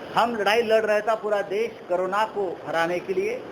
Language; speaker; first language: Hindi; non-native, local second language; Marathi